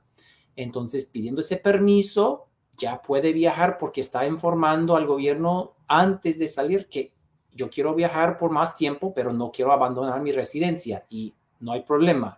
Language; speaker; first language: Spanish; non-native, fluent; English